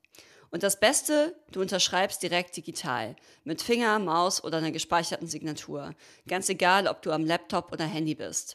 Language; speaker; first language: German; native; German